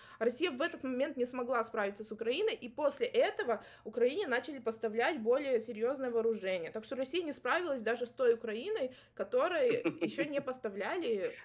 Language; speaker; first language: Russian; native; Russian